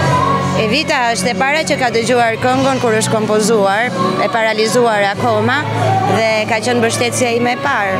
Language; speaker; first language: Albanian; native; Albanian